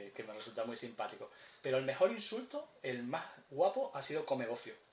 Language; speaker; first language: Spanish; native; Spanish